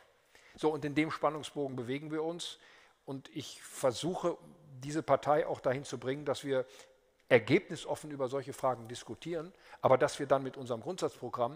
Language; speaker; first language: German; native; German